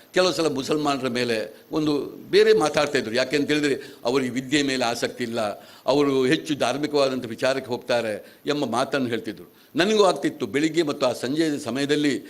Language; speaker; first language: Kannada; native; Kannada